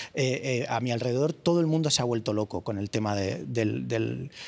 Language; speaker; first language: Spanish; native; Spanish